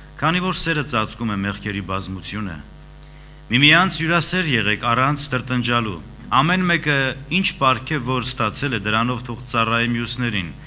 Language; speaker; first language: Armenian; native; Armenian